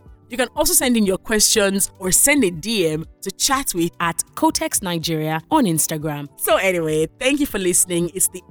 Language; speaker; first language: English; non-native, local second language; Yoruba